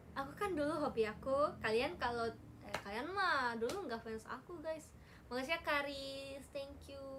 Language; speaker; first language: Indonesian; non-native, fluent; Japanese